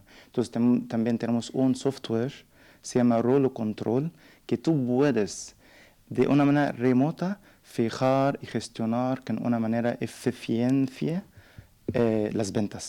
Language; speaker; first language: Spanish; non-native, learner; Arabic